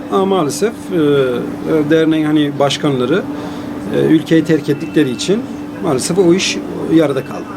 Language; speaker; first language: Turkish; non-native, fluent; Persian